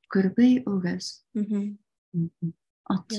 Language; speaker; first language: Japanese; non-native, fluent; Tatar